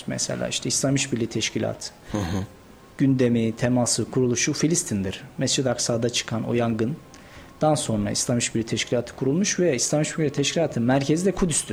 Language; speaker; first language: Turkish; native; Turkish